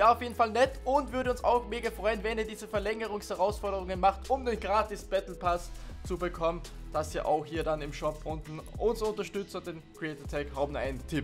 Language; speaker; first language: German; native; German